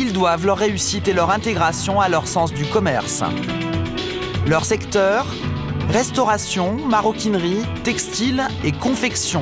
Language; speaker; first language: French; native; French